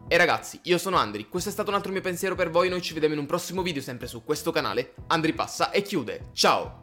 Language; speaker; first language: Italian; native; Italian